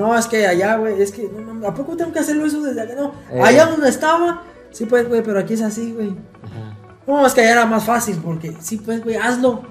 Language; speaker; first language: Spanish; native; Spanish